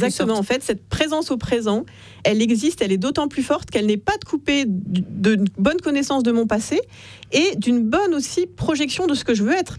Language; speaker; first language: French; native; French